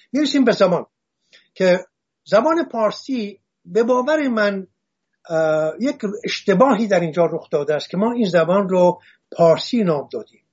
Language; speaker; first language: Persian; non-native, local second language; Assyrian Neo-Aramaic